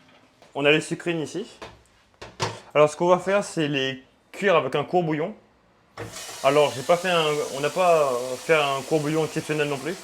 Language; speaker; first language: French; native; French